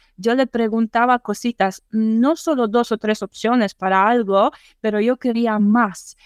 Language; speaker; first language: Spanish; non-native, fluent; Polish